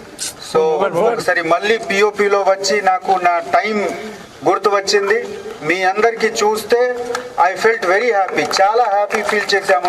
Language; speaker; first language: Telugu; non-native, learner; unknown